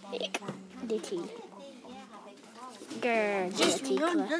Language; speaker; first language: French; non-native, learner; English